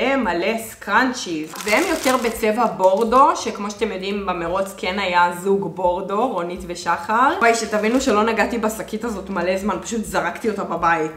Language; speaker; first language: Hebrew; native; Hebrew